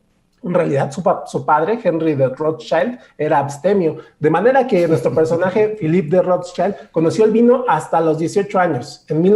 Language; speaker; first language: Spanish; native; Spanish